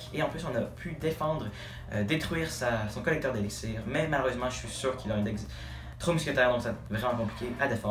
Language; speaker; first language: French; native; French